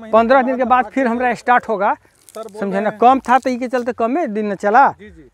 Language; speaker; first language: Hindi; native; Hindi